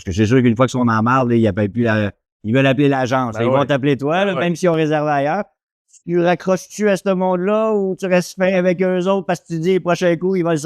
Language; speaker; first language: French; native; French